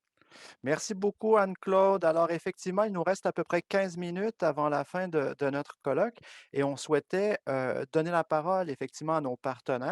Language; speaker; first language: French; native; French